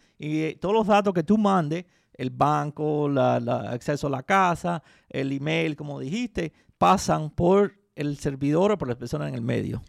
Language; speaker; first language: Spanish; early bilingual, heritage; Spanish